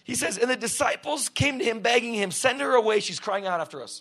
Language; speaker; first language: English; early bilingual, other home language; Russian